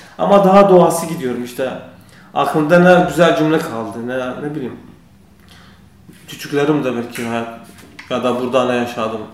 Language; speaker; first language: Turkish; non-native, learner; Kurdish